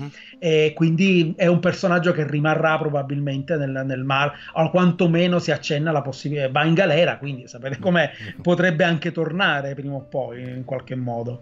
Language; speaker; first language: Italian; native; Italian